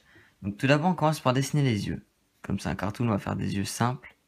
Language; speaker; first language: French; native; French